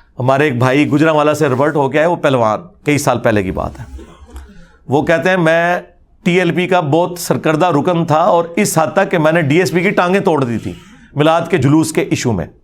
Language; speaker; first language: Urdu; non-native, local second language; Punjabi